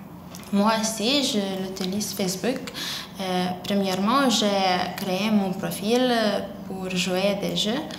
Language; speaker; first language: French; non-native, learner; Lithuanian